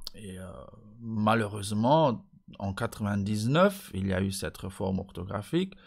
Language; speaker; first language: French; non-native, local second language; Luxembourgish